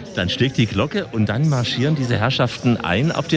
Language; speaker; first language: German; native; German